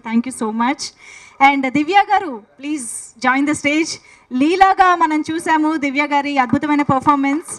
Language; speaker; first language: Telugu; native; Telugu